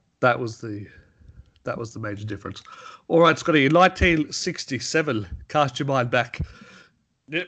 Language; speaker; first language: English; native; English